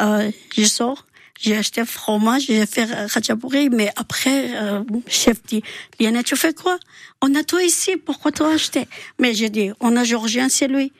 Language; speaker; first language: French; non-native, learner; Georgian